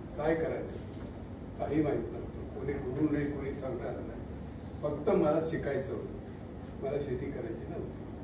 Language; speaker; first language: Marathi; non-native, local second language; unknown